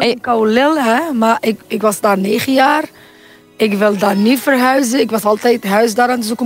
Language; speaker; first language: Dutch; non-native, learner; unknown